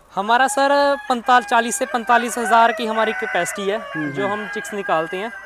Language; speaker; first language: Hindi; native; Hindi